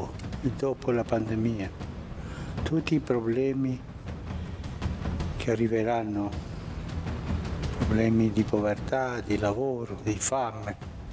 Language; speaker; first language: Italian; non-native, fluent; Spanish